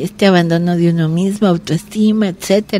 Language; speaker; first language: Spanish; native; Spanish